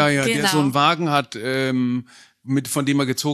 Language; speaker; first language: German; native; German